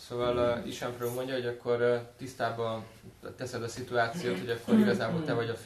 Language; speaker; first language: Hungarian; native; Hungarian